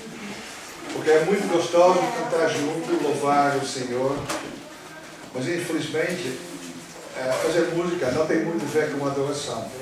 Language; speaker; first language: Portuguese; non-native, fluent; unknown